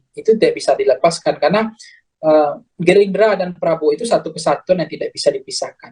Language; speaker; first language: Indonesian; native; Indonesian